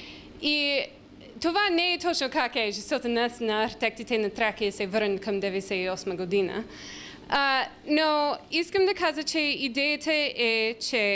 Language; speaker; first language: Bulgarian; non-native, learner; English